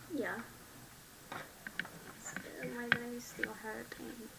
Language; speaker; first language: English; non-native, learner; Vietnamese